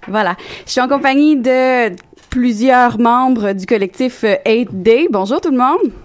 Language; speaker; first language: French; native; French